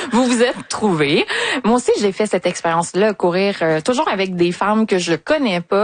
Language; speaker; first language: French; native; French